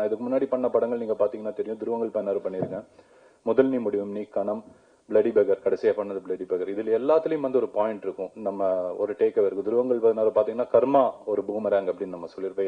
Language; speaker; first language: Tamil; native; Tamil